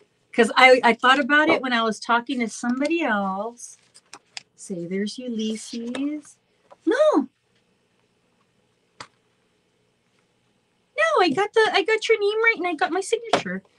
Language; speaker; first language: English; native; English